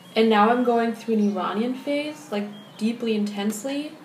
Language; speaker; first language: English; early bilingual, other home language; German